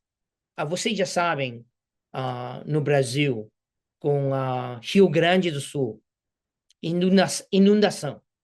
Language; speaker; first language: Portuguese; non-native, fluent; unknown